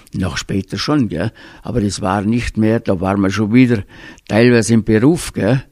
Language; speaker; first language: German; native; German